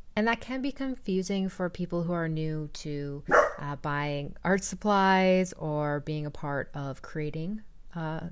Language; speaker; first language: English; native; English